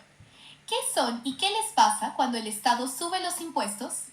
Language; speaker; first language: Spanish; native; Spanish